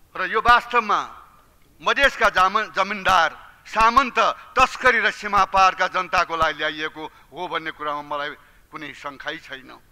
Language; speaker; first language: Nepali; non-native, local second language; Newari